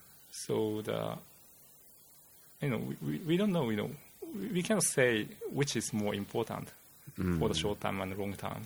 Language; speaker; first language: English; non-native, fluent; Japanese